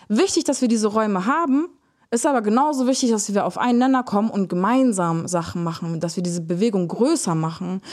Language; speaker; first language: German; early bilingual, other home language; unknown